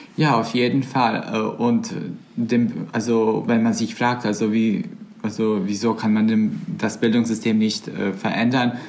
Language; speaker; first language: German; non-native, fluent; Croatian